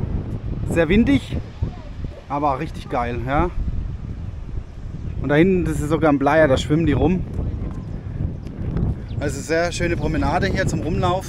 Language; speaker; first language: German; native; German